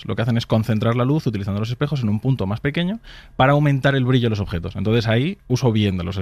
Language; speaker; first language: Spanish; native; Spanish